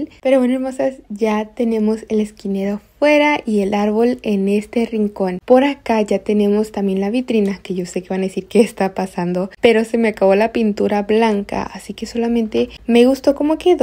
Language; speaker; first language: Spanish; native; Spanish